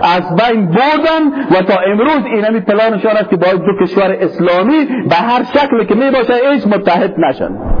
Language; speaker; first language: Persian; native; Persian